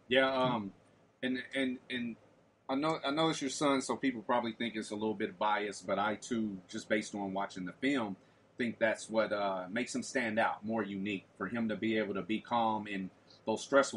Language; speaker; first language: English; native; English